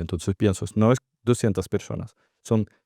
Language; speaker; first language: Spanish; non-native, fluent; Russian